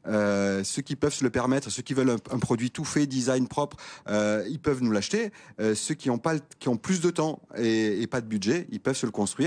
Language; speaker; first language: French; native; French